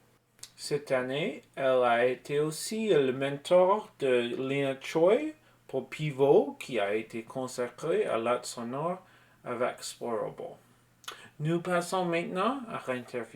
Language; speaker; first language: French; non-native, learner; English